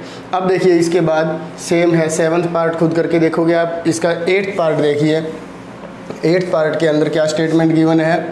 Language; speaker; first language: Hindi; native; Hindi